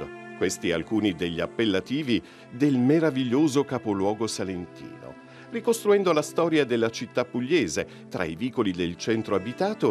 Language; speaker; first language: Italian; native; Italian